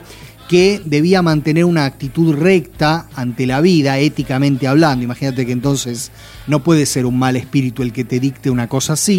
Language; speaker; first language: Spanish; native; Spanish